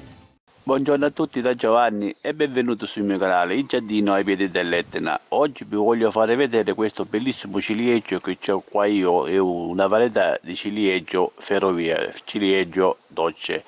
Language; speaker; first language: Italian; native; Italian